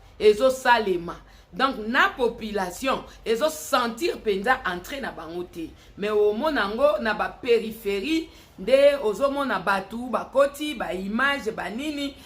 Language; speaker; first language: Lingala; native; Lingala